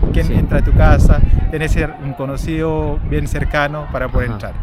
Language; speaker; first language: Spanish; non-native, fluent; Indonesian